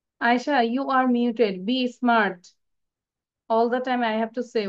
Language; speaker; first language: English; non-native, fluent; Bangla